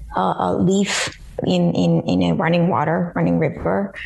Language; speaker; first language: English; early bilingual, other home language; Korean